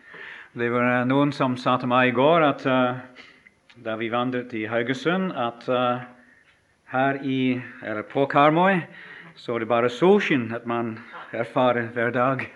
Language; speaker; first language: Norwegian; non-native, fluent; English